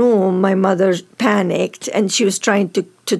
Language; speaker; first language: English; non-native, fluent; Arabic